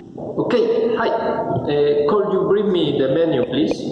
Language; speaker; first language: English; non-native, learner; Spanish